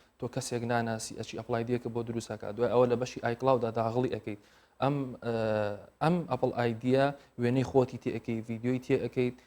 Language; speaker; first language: Central Kurdish; native; Central Kurdish